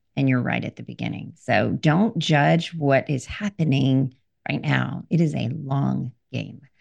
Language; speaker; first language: English; early bilingual, other home language; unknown